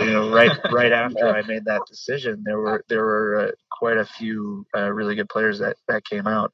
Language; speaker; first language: English; native; English